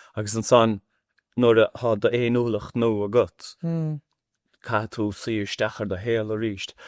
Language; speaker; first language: Irish; non-native, local second language; English